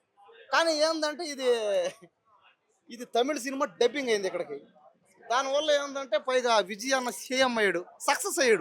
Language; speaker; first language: Telugu; native; Telugu